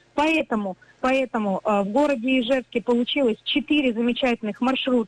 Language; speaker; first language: Russian; native; Russian